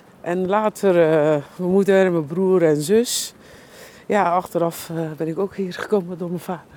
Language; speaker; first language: Dutch; non-native, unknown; Turkish